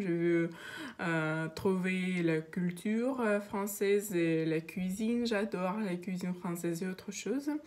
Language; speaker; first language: French; non-native, learner; Russian